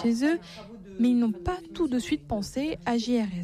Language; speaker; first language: French; native; French